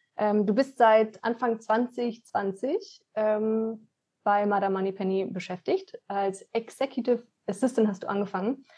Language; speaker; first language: German; native; German